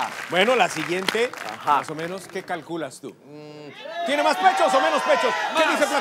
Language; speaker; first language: Spanish; native; Spanish